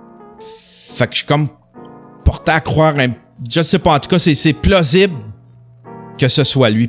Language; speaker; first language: French; native; French